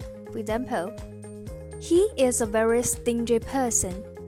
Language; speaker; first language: English; non-native, fluent; Chinese